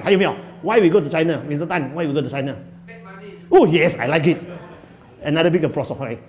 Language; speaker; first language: English; non-native, local second language; Chinese